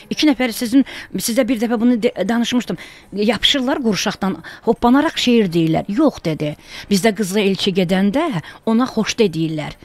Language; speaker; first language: Azerbaijani; non-native, local second language; Talysh